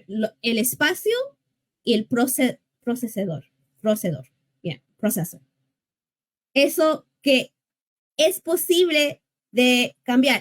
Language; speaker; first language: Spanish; early bilingual, heritage; English